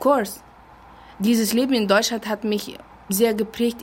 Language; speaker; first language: German; early bilingual, heritage; German